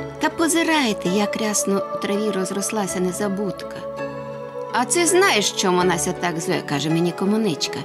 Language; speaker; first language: Ukrainian; native; Ukrainian